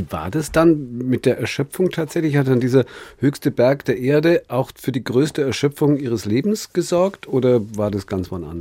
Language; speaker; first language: German; native; German